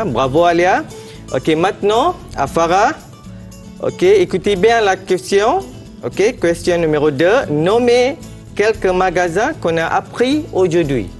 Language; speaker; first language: French; non-native, fluent; Malay